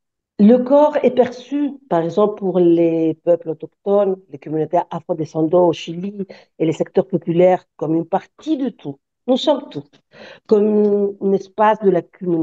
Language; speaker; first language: French; non-native, fluent; Spanish